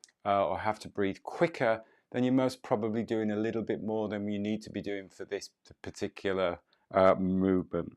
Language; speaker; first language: English; native; English